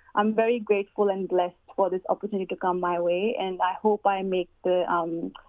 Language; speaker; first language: English; early bilingual, other home language; Hindi